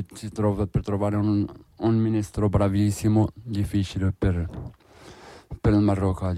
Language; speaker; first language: Italian; non-native, learner; Arabic